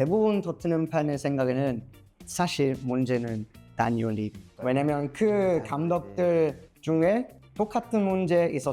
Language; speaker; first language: Korean; non-native, learner; English